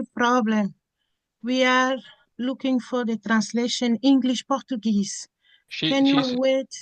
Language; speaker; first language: English; non-native, learner; French